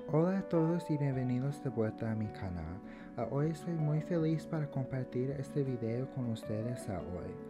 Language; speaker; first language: Spanish; early bilingual, heritage; English